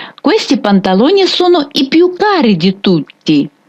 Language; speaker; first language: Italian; non-native, fluent; Ukrainian